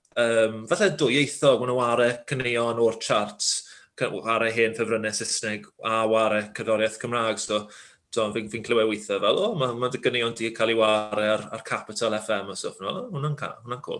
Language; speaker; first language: Welsh; native; Welsh